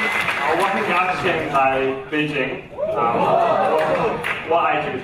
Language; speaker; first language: Chinese; non-native, learner; English